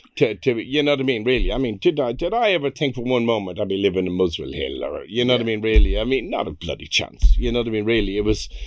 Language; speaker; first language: English; native; English